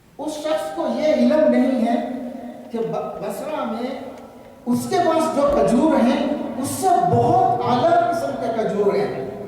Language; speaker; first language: Urdu; non-native, fluent; Divehi